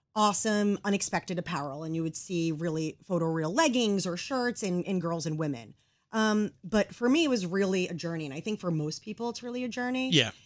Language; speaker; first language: English; native; English